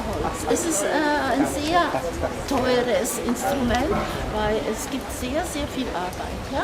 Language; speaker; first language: German; non-native, local second language; Slovak